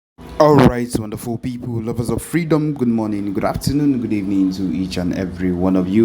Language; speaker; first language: English; native; English